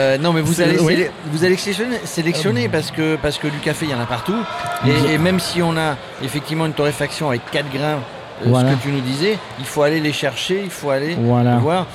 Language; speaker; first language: French; native; French